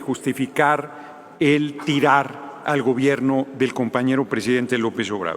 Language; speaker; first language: Spanish; native; Spanish